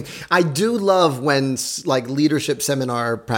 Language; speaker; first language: English; native; English